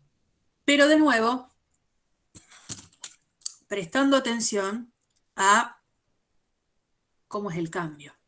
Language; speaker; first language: Spanish; native; Spanish